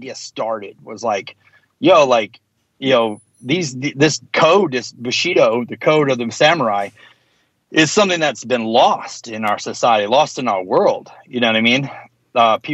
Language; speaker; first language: English; native; English